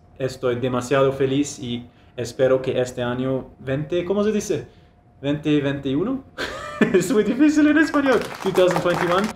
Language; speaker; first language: Spanish; non-native, fluent; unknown